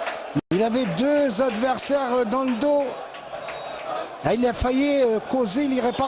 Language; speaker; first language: French; non-native, local second language; Arabic